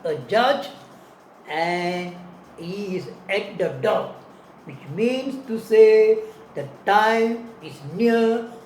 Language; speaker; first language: English; non-native, local second language; Tamil